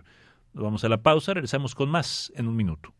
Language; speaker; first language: Spanish; native; Spanish